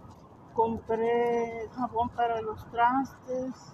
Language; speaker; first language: Spanish; native; Spanish